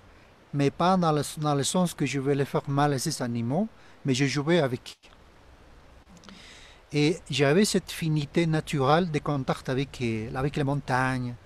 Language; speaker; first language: French; non-native, fluent; Spanish